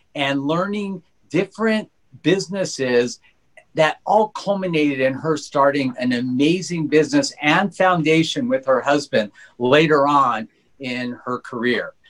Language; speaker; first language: English; native; English